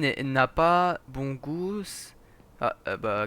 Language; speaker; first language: French; native; French